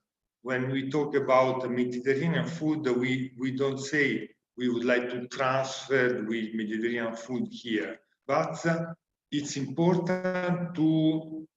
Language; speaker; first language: English; non-native, learner; Italian